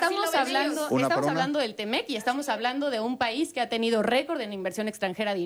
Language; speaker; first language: Spanish; native; Spanish